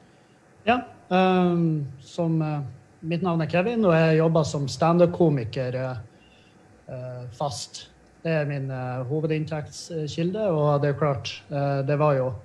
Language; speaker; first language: Norwegian; native; Norwegian